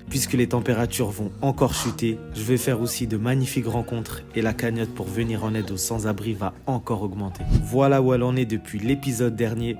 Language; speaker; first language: French; native; French